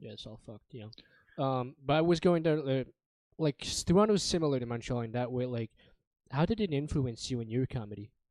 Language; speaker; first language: English; non-native, fluent; French